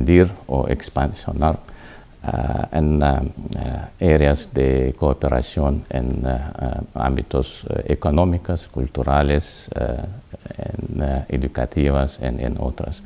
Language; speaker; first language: Spanish; non-native, learner; Azerbaijani